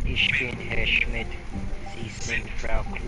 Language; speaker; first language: German; non-native, learner; English